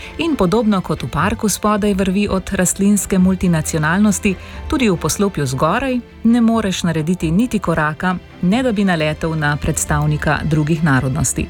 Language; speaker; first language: Slovenian; native; Slovenian